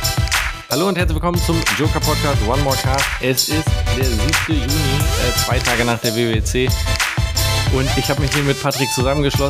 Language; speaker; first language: German; native; German